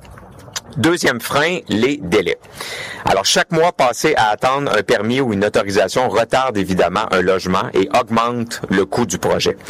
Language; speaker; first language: French; native; French